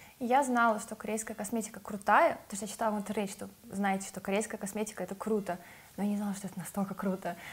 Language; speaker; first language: Russian; native; Russian